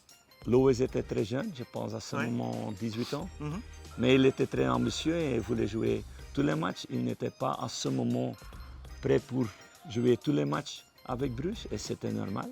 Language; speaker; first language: French; non-native, local second language; Dutch